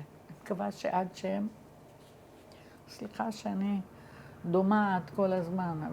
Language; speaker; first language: Hebrew; early bilingual, other home language; Arabic